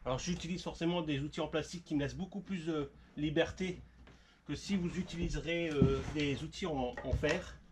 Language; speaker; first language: French; native; French